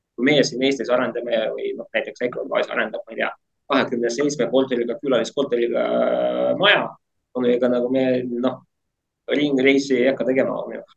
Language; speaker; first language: Estonian; non-native, local second language; Russian